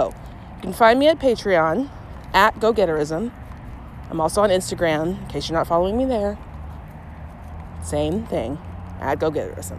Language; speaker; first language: English; native; English